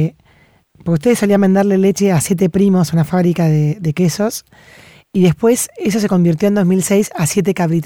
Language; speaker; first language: Spanish; native; Spanish